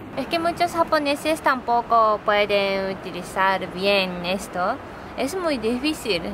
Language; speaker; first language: Spanish; non-native, fluent; Japanese